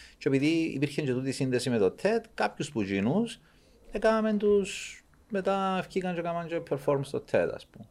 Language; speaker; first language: Greek; native; Greek